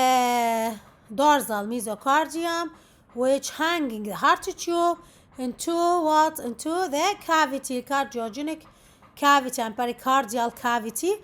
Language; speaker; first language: English; non-native, local second language; Arabic